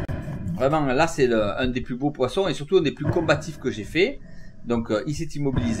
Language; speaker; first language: French; native; French